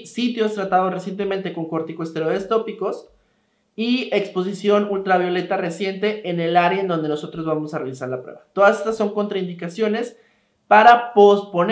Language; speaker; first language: Spanish; native; Spanish